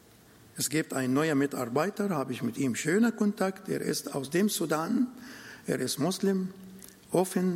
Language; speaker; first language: German; non-native, fluent; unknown